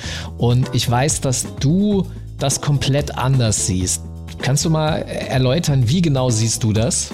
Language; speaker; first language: German; native; German